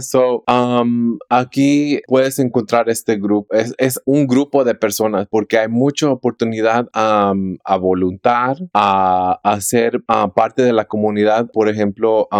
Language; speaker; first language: Spanish; early bilingual, heritage; Spanish